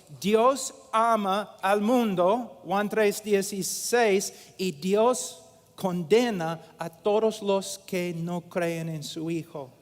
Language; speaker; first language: Spanish; non-native, fluent; English